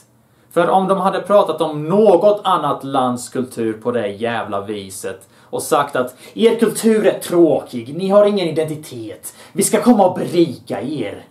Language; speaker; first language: Swedish; early bilingual, other home language; Bosnian